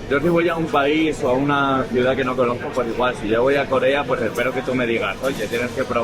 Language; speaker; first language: Spanish; native; Spanish